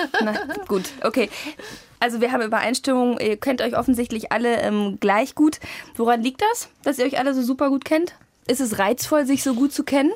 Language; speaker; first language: German; native; German